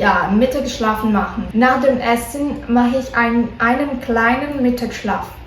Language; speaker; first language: German; non-native, learner; Portuguese